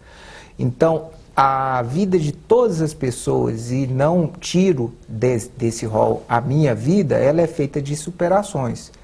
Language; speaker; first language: Portuguese; native; Portuguese